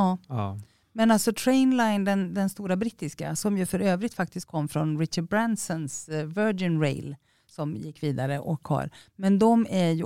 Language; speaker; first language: Swedish; native; Swedish